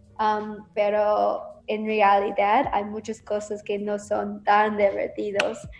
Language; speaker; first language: Spanish; non-native, learner; English